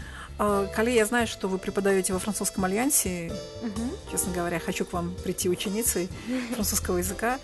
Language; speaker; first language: Russian; native; Russian